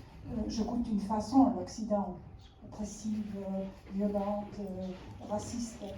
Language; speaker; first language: French; non-native, learner; Spanish